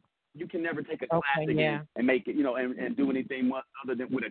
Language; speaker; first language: English; native; English